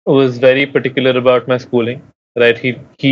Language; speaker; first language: English; non-native, local second language; Hindi